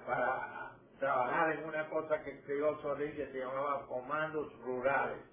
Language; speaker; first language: Spanish; native; Spanish